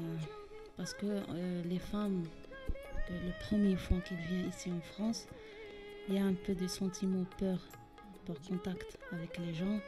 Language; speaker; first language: French; non-native, learner; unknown